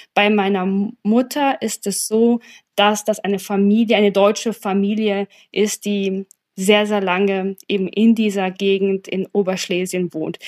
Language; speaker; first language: German; early bilingual, other home language; Polish